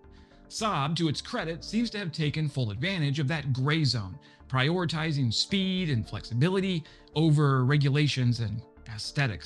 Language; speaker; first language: English; native; English